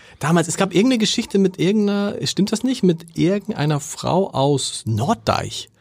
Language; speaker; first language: German; native; German